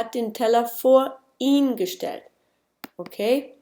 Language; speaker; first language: German; non-native, fluent; English